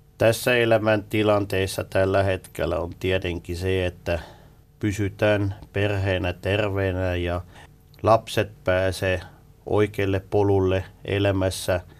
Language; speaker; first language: Finnish; non-native, fluent; Swiss German